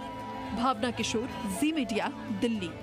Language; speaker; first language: Hindi; native; Hindi